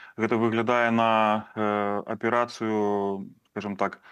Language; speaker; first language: Russian; non-native, local second language; Belarusian